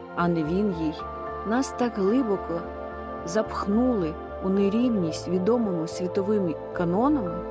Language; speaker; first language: Ukrainian; native; Ukrainian